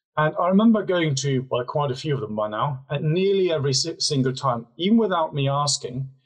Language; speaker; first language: English; non-native, fluent; German